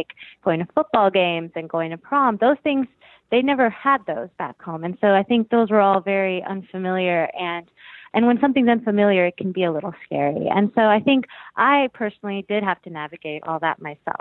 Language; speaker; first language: English; native; English